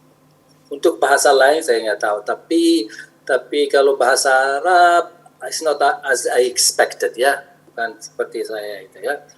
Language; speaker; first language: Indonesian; non-native, fluent; Arabic